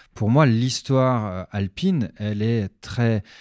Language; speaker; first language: French; native; French